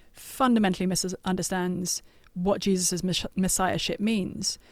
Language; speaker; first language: English; native; English